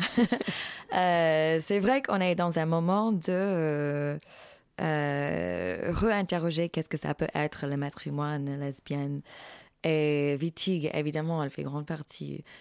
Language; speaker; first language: French; non-native, fluent; English